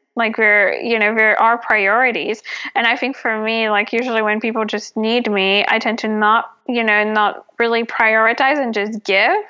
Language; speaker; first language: English; non-native, fluent; French